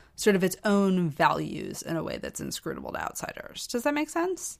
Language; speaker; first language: English; native; English